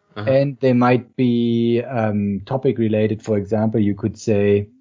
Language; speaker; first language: English; non-native, fluent; German